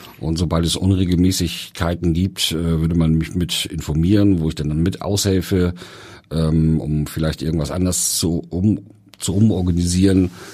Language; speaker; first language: German; native; German